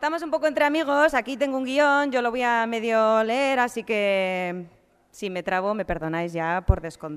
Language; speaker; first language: Spanish; native; Spanish